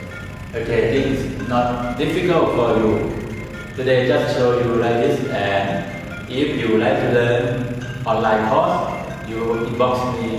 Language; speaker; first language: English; non-native, learner; Thai